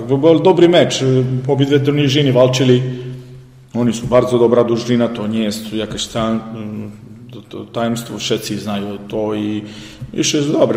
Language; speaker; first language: Polish; non-native, learner; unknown